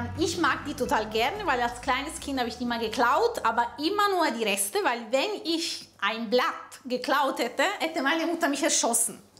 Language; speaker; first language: German; non-native, fluent; Italian